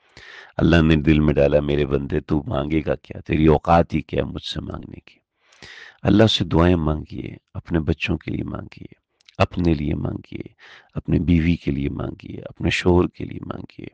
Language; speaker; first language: Urdu; native; Urdu